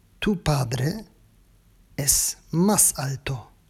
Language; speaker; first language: Spanish; non-native, learner; Turkish